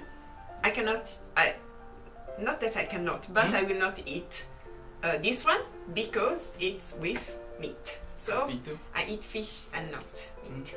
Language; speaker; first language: English; non-native, fluent; Italian